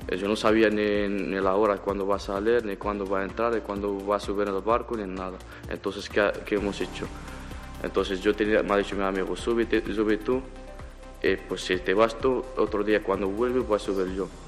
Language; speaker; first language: Spanish; non-native, fluent; Arabic